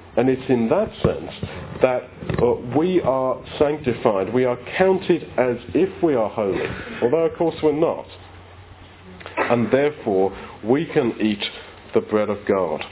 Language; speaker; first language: English; native; English